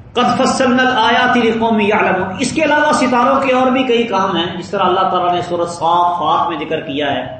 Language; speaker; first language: Urdu; non-native, local second language; Punjabi